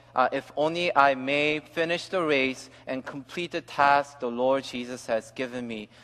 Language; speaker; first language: English; early bilingual, other home language; Korean